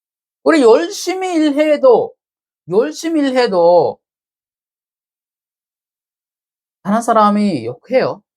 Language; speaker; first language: Korean; non-native, fluent; Sinhala